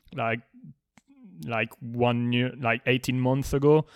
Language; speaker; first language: English; non-native, fluent; Spanish